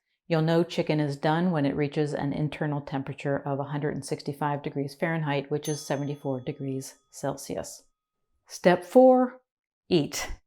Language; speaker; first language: English; native; English